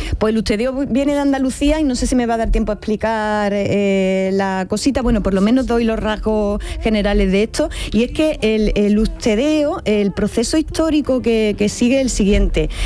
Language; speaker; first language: Spanish; native; Spanish